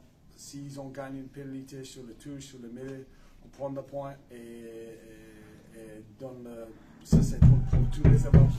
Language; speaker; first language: French; non-native, learner; English